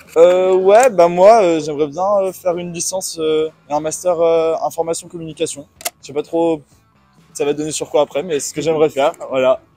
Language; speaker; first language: French; native; French